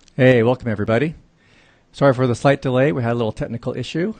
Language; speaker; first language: English; native; English